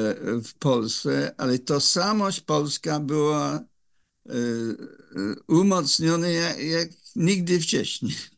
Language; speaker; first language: Polish; non-native, fluent; English